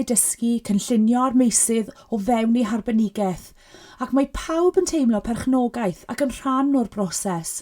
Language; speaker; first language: Welsh; native; Welsh